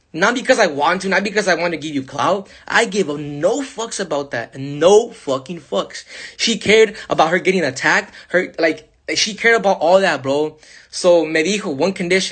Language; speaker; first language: English; early bilingual, other home language; Spanish